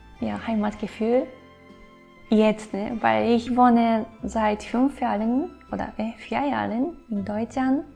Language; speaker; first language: German; non-native, fluent; Japanese